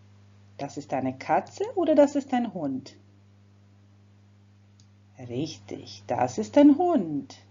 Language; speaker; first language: German; non-native, fluent; Croatian